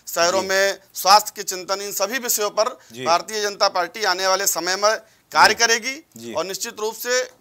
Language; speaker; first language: Hindi; native; Hindi